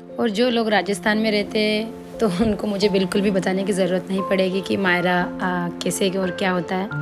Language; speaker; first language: Hindi; non-native, local second language; Bangla